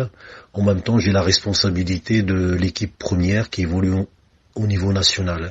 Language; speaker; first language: French; non-native, local second language; Arabic